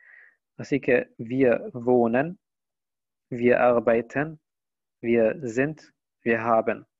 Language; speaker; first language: German; non-native, fluent; Spanish